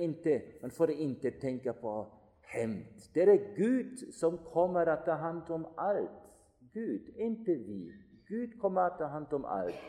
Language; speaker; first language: Swedish; non-native, fluent; German